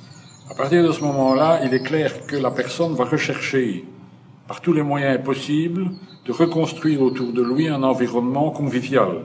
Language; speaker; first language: French; native; French